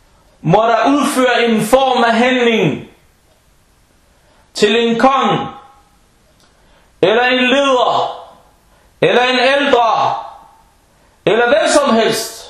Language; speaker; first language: Danish; non-native, fluent; Arabic